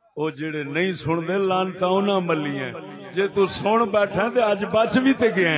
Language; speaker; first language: Urdu; non-native, local second language; Punjabi